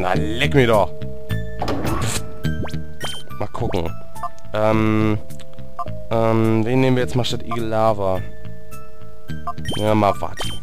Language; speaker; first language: German; native; German